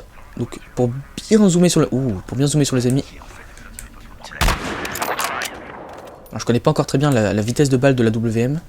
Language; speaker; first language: French; native; French